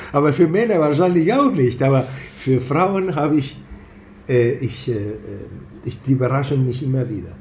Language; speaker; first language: German; non-native, fluent; Spanish